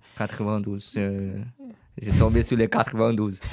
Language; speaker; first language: French; non-native, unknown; Portuguese